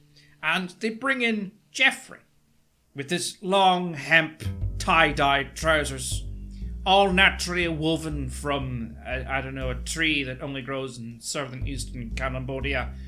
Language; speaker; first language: English; native; English